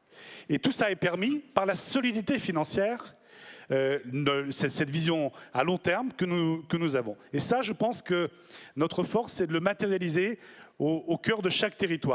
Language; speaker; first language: French; native; French